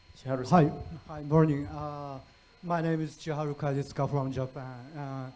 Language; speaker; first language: English; non-native, fluent; Japanese